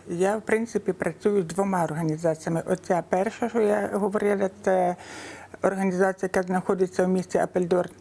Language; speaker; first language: Ukrainian; native; Ukrainian